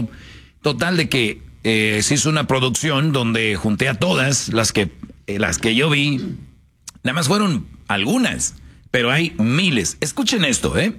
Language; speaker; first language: Spanish; native; Spanish